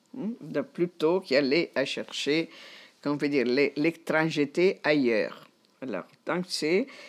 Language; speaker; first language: French; non-native, fluent; Italian